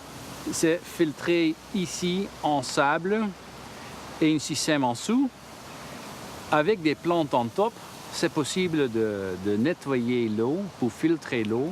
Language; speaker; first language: French; non-native, learner; Dutch